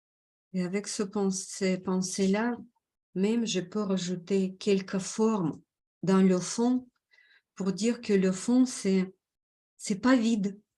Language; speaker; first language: French; non-native, fluent; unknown